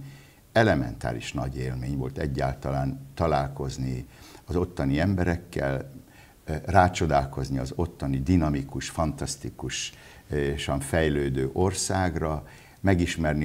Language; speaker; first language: Hungarian; native; Hungarian